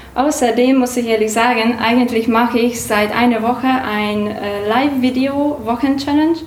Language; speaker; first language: German; non-native, fluent; Hungarian